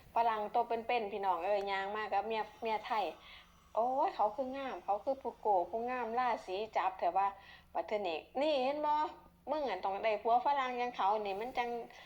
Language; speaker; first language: Thai; native; Thai